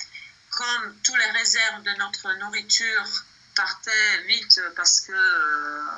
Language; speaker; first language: French; non-native, fluent; Bosnian